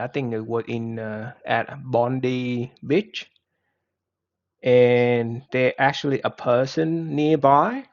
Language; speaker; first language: English; non-native, fluent; Vietnamese